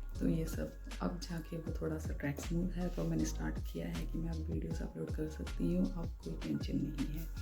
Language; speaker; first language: Hindi; non-native, local second language; Punjabi